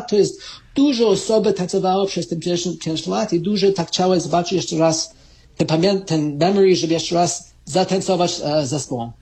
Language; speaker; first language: Polish; early bilingual, heritage; Polish